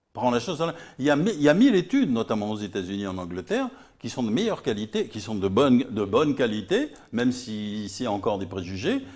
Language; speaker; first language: French; native; French